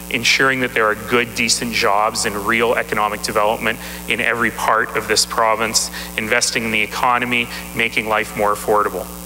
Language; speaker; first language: English; native; English